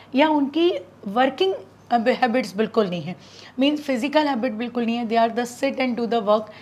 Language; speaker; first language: Hindi; native; Hindi